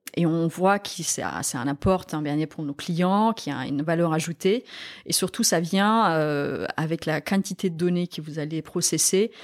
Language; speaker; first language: French; non-native, fluent; Romanian